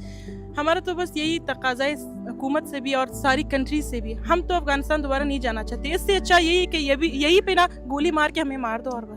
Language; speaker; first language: Urdu; non-native, fluent; Persian